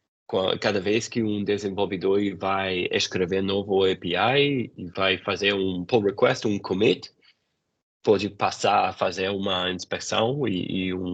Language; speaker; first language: Portuguese; non-native, fluent; English